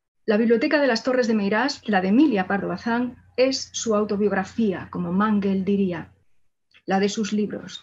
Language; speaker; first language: Spanish; native; Spanish